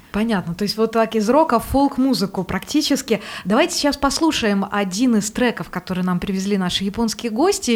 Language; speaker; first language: Russian; native; Russian